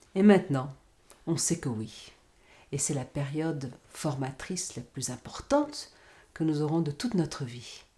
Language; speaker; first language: French; non-native, fluent; Portuguese